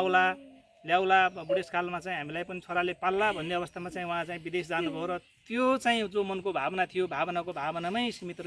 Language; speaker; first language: Nepali; native; Nepali